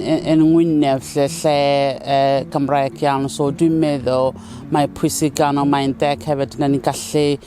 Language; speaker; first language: Welsh; non-native, fluent; Southern Sotho